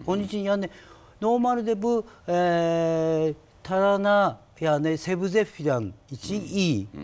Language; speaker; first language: Turkish; non-native, learner; Japanese